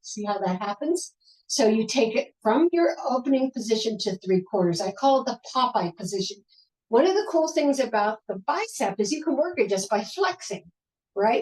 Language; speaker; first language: English; native; English